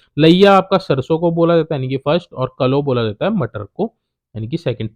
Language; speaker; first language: Hindi; native; Hindi